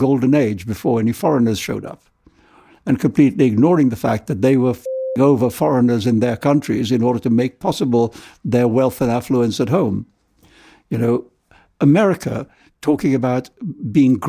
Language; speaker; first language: English; non-native, local second language; Urdu